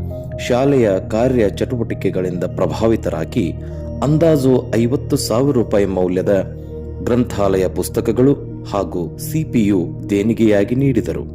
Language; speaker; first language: Kannada; native; Kannada